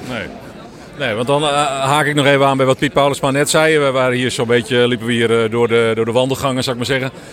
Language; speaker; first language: Dutch; non-native, local second language; Western Frisian